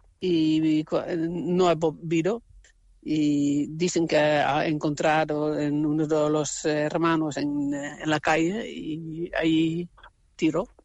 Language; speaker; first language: Spanish; non-native, learner; Dutch